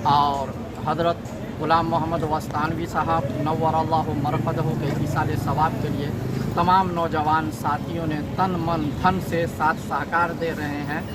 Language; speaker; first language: Urdu; non-native, local second language; Gujarati